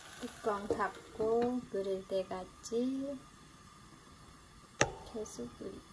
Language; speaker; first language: Korean; non-native, fluent; Khmer